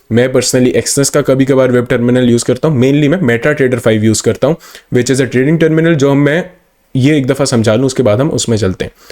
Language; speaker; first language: Urdu; non-native, local second language; Punjabi